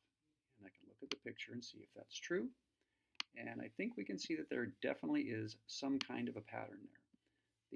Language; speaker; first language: English; native; English